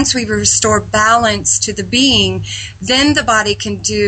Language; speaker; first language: English; native; English